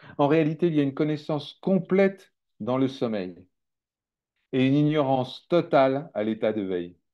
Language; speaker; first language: French; native; French